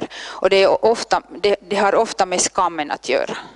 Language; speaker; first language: Swedish; non-native, local second language; Finnish